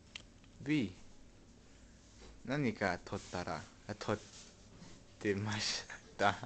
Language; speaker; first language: Japanese; non-native, learner; French